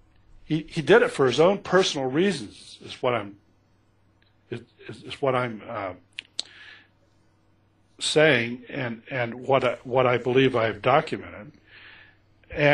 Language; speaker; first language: English; native; English